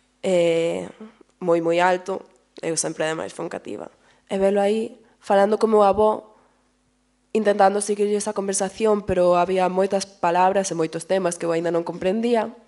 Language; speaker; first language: Galician; native; Galician